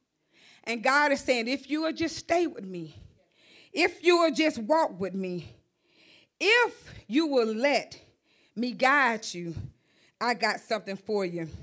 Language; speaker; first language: English; native; English